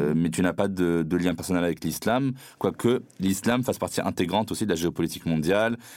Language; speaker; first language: French; non-native, local second language; Arabic